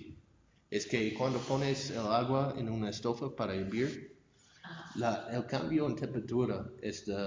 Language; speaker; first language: Spanish; non-native, fluent; English